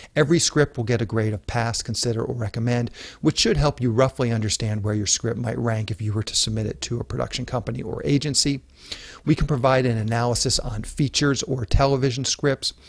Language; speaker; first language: English; native; English